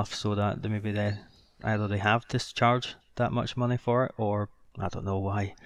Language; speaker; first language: English; native; English